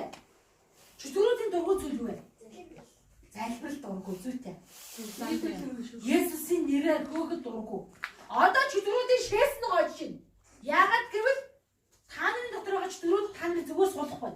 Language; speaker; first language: Mongolian; non-native, fluent; Korean